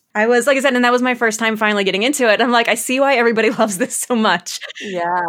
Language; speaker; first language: English; native; English